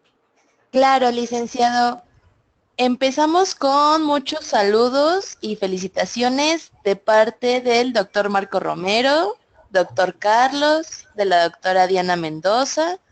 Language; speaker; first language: Spanish; native; Spanish